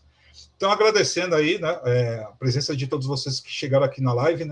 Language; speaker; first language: Portuguese; native; Portuguese